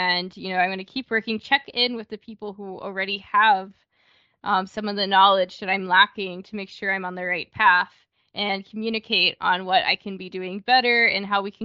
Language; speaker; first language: English; native; English